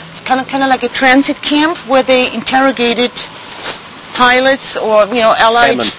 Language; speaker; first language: English; non-native, fluent; German